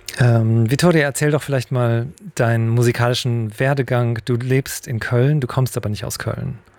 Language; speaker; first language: German; native; German